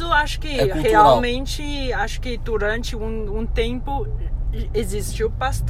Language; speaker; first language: Portuguese; non-native, fluent; Chinese